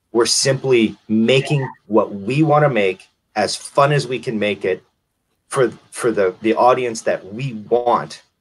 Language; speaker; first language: English; native; English